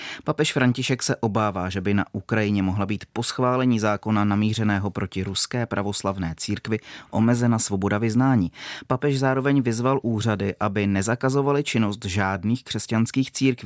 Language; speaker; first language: Czech; native; Czech